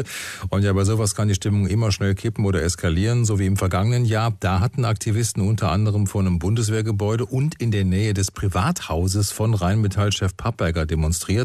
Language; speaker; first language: German; native; German